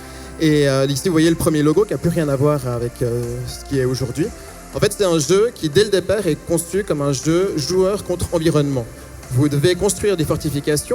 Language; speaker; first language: French; native; French